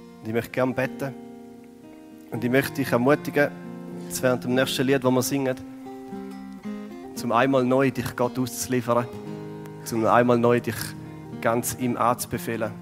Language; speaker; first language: German; native; German